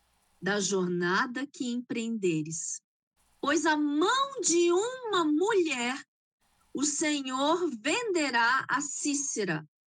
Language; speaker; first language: Portuguese; native; Portuguese